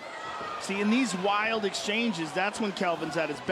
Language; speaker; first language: English; native; English